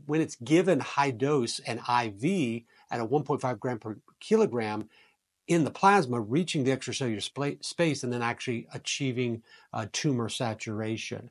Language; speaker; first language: English; native; English